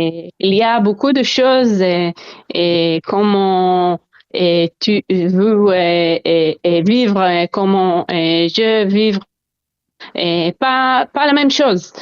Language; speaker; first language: French; non-native, learner; Hebrew